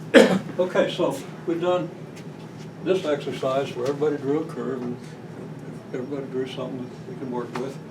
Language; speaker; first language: English; native; English